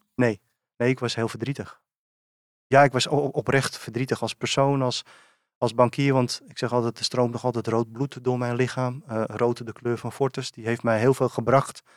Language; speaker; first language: Dutch; native; Dutch